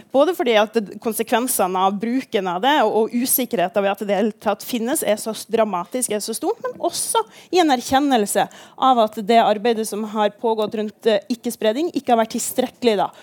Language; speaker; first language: Norwegian; native; Norwegian